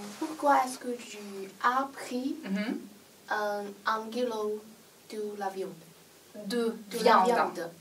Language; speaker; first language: French; non-native, learner; Chinese